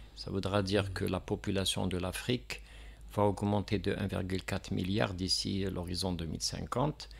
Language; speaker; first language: French; non-native, local second language; Kabyle